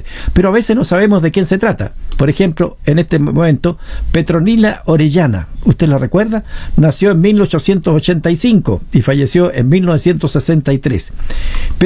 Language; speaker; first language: Spanish; native; Spanish